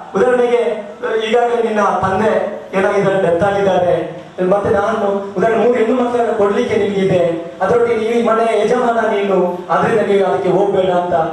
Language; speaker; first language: Kannada; native; Kannada